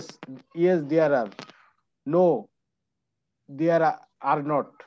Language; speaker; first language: English; non-native, learner; Bangla